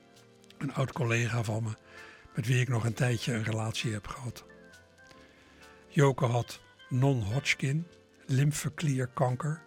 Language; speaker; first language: Dutch; native; Dutch